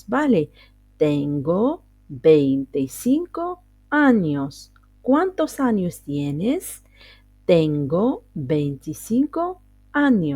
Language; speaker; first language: Spanish; non-native, fluent; Arabic